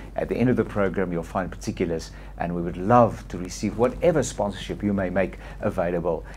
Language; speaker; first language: English; non-native, local second language; Afrikaans